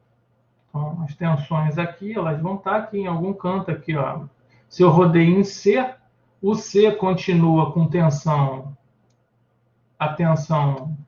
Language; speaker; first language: Portuguese; native; Portuguese